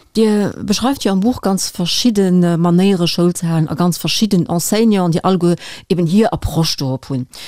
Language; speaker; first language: Luxembourgish; native; Luxembourgish